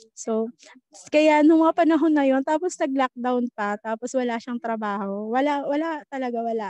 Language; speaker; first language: Filipino; non-native, local second language; Bikol